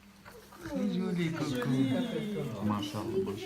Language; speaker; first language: French; non-native, learner; Arabic